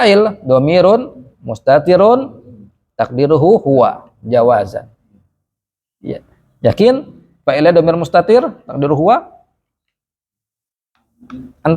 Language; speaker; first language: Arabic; non-native, fluent; Indonesian